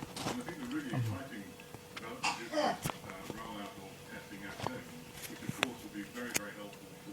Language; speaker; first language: English; native; English